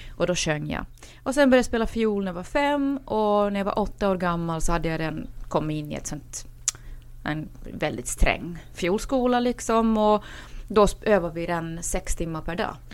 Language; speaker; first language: Swedish; native; Swedish